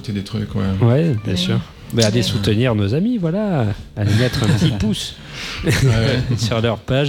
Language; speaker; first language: French; native; French